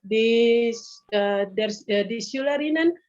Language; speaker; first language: German; non-native, learner; Indonesian